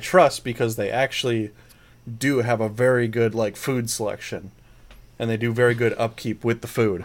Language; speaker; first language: English; native; English